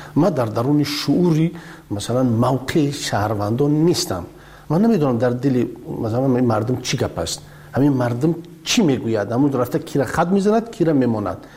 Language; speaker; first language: Persian; native; Persian